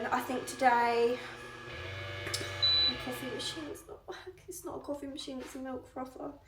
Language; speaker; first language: English; native; English